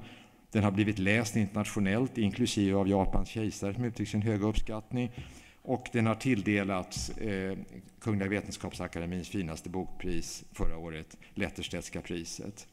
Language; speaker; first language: Swedish; native; Swedish